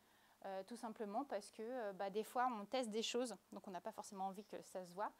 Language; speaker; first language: French; native; French